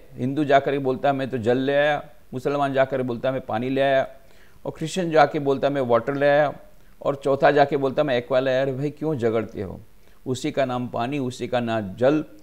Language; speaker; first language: Hindi; non-native, local second language; Gujarati